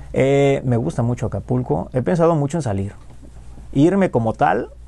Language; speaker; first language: Spanish; native; Spanish